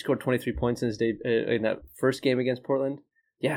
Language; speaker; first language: English; native; English